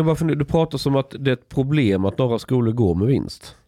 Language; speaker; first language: Swedish; early bilingual, other home language; Persian